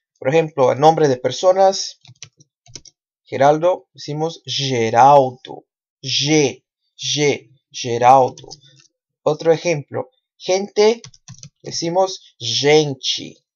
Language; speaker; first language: Spanish; non-native, fluent; Portuguese